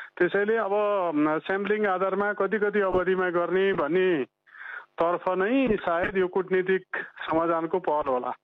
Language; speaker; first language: Nepali; native; Nepali